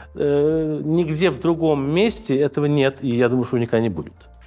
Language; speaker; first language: Russian; native; Russian